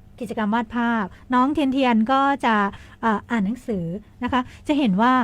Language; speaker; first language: Thai; native; Thai